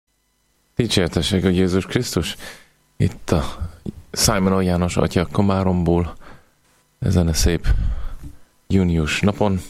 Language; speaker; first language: Hungarian; non-native, fluent; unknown